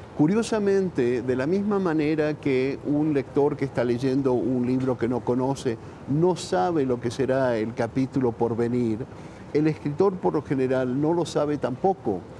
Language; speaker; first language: Spanish; early bilingual, other home language; English